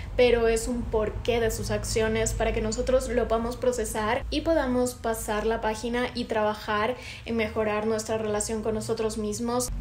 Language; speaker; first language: Spanish; native; Spanish